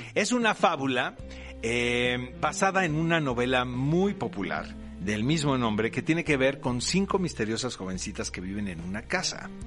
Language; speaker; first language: Spanish; native; Spanish